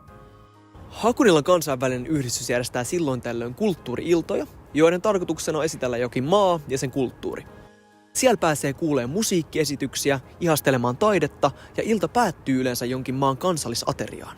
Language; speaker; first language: Finnish; native; Finnish